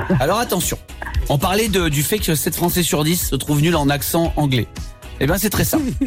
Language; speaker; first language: French; native; French